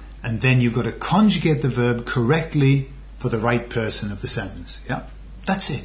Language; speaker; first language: English; native; English